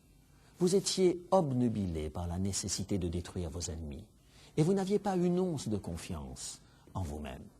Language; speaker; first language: French; native; French